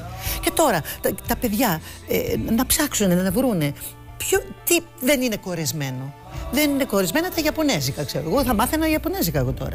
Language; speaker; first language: Greek; native; Greek